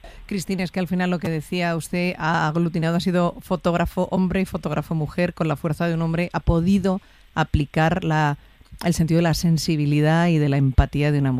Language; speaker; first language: Spanish; native; Spanish